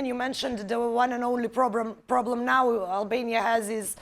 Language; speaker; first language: English; non-native, fluent; Macedonian